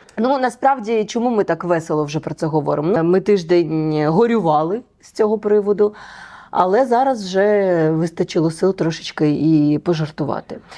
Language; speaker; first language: Ukrainian; native; Ukrainian